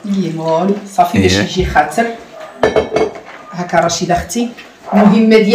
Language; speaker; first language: Arabic; native; Arabic